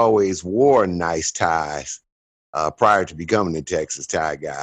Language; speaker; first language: English; native; English